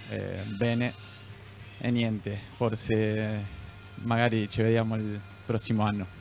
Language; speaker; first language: Italian; non-native, fluent; Spanish